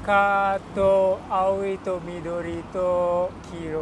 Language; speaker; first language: Japanese; non-native, learner; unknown